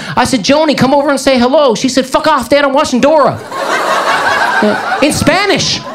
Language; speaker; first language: English; native; English